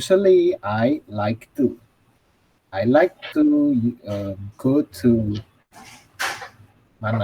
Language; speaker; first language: English; non-native, fluent; Indonesian